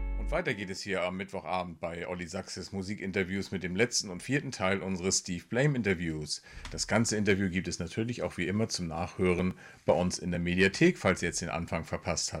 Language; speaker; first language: German; native; German